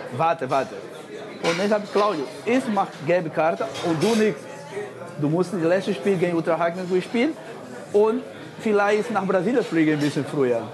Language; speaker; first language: German; non-native, fluent; Spanish